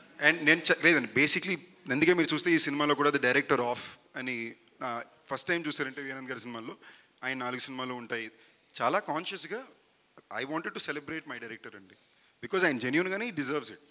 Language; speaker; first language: Telugu; native; Telugu